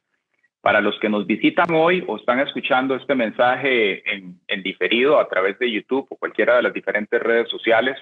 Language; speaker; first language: Spanish; native; Spanish